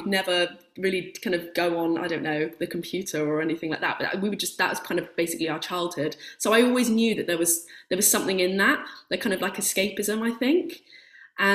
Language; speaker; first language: English; native; English